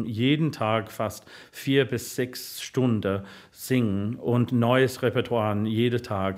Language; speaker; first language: German; non-native, fluent; English